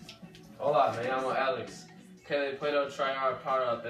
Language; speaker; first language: Spanish; non-native, learner; English